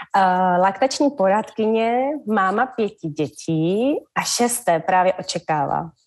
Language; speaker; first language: Czech; native; Czech